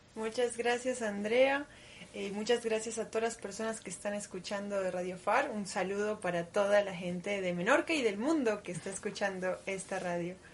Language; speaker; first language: Spanish; early bilingual, other home language; Russian